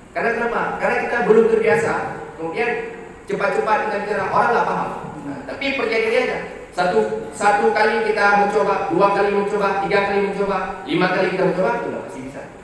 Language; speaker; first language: Indonesian; non-native, local second language; Achinese